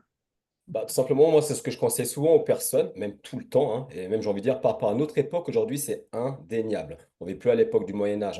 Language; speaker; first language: French; native; French